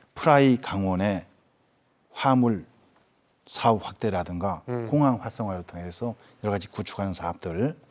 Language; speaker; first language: Korean; native; Korean